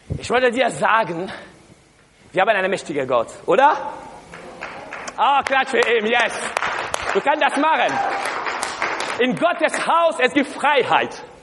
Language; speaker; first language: German; non-native, learner; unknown